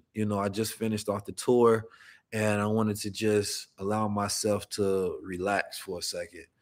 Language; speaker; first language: English; native; English